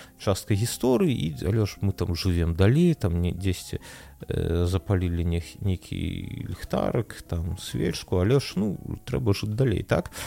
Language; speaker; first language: Belarusian; non-native, local second language; Russian